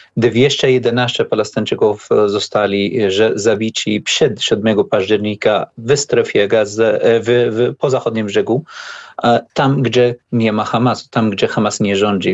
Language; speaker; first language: Polish; non-native, learner; Arabic